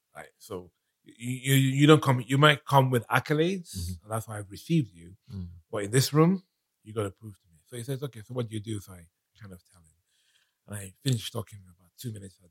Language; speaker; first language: English; non-native, local second language; Yoruba